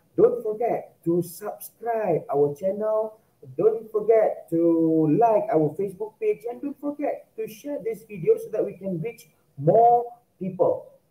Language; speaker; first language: English; non-native, local second language; Malay